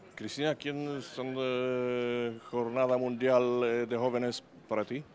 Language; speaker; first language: Spanish; non-native, learner; Polish